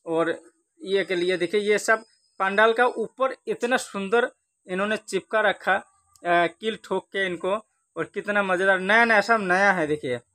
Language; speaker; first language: Hindi; non-native, local second language; Bangla